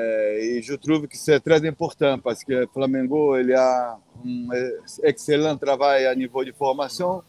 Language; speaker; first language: French; non-native, fluent; Portuguese